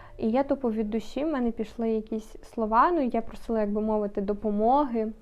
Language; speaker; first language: Ukrainian; non-native, local second language; Russian